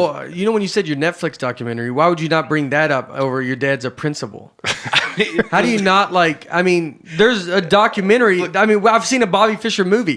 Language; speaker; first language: English; native; English